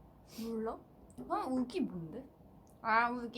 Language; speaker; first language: Korean; non-native, fluent; Thai